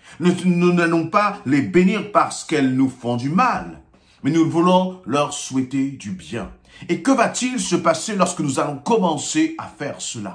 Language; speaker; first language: French; native; French